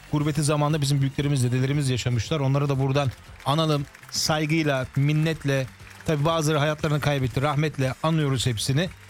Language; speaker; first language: Turkish; early bilingual, heritage; Turkish